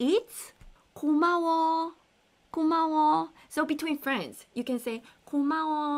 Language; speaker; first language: English; non-native, fluent; Korean